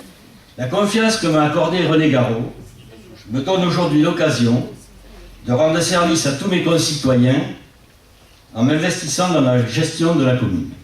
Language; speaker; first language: French; native; French